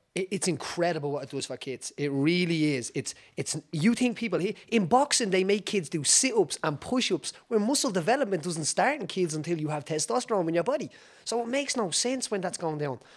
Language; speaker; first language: English; native; English